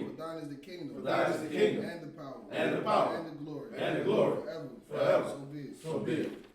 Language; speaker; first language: English; native; English